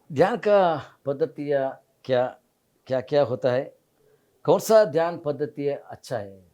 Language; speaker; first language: Hindi; non-native, local second language; Kannada